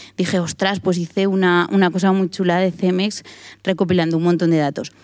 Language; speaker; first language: Spanish; native; Spanish